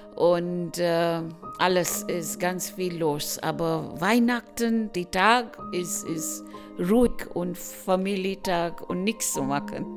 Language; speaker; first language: German; non-native, learner; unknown